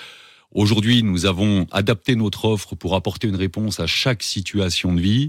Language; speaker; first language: French; native; French